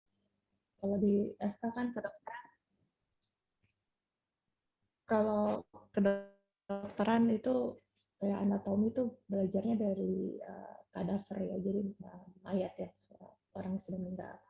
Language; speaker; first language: Indonesian; native; Indonesian